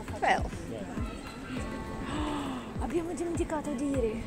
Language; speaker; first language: Italian; non-native, learner; Russian